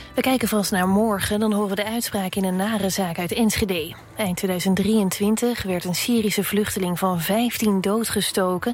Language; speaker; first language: Dutch; native; Dutch